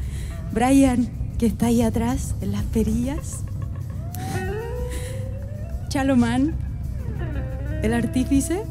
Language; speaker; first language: Spanish; native; Spanish